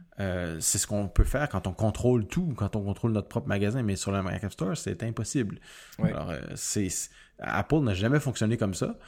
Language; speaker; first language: French; native; French